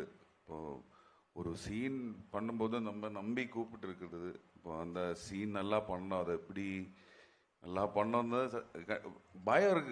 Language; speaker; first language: Tamil; non-native, learner; Malayalam